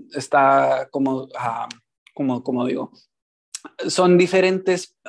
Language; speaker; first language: Spanish; early bilingual, heritage; Spanish